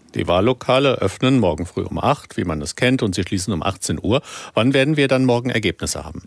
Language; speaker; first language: German; native; German